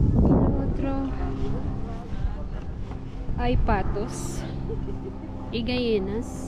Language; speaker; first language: Spanish; non-native, learner; Filipino